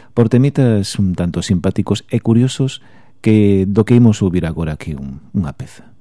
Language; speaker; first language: Galician; native; Galician